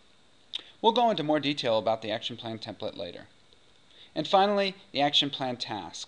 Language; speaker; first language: English; native; English